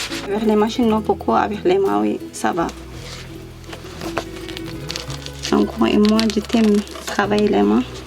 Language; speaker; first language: French; non-native, learner; Tigrinya